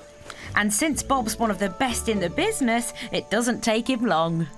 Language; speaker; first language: English; native; English